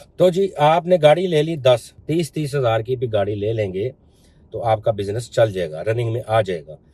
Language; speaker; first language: Urdu; non-native, local second language; Punjabi